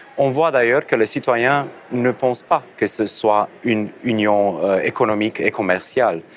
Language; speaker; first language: French; non-native, fluent; Romanian